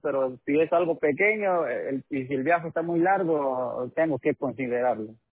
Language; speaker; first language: Spanish; early bilingual, heritage; Spanish